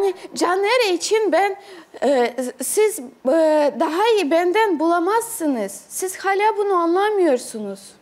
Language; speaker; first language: Turkish; non-native, learner; Russian